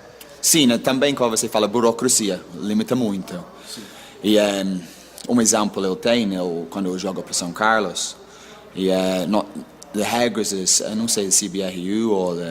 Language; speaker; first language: Portuguese; non-native, learner; English